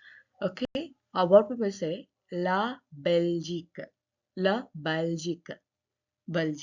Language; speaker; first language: French; non-native, learner; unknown